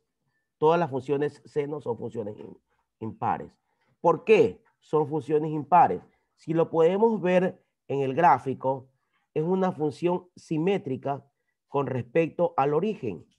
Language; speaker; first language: Spanish; native; Spanish